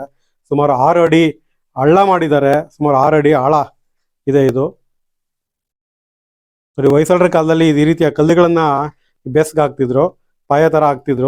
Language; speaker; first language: Kannada; native; Kannada